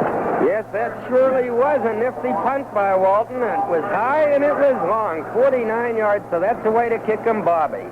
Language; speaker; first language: English; native; English